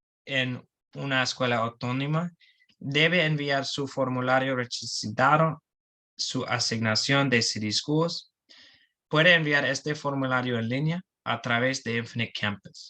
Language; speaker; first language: Spanish; non-native, learner; English